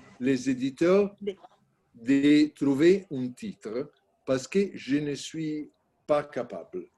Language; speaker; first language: French; non-native, learner; Italian